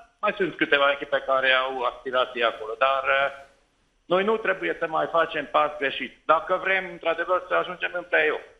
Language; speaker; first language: Romanian; non-native, local second language; Hungarian